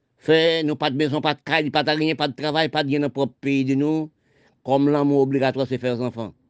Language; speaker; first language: French; non-native, local second language; Haitian Creole